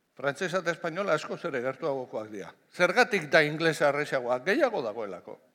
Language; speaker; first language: Basque; non-native, local second language; Spanish